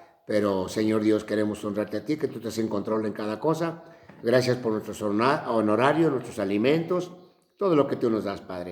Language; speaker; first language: Spanish; native; Spanish